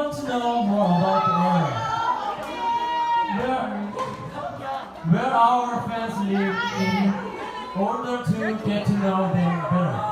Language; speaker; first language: English; non-native, learner; Korean